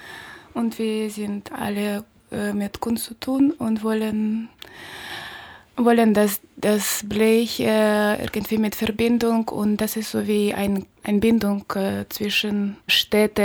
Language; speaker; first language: German; non-native, learner; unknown